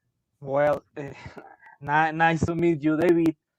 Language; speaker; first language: English; non-native, local second language; Spanish